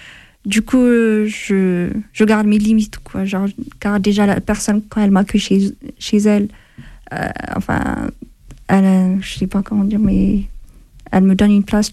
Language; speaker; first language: French; non-native, fluent; Amharic